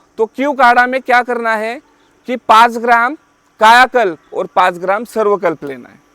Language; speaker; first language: Hindi; non-native, local second language; Marathi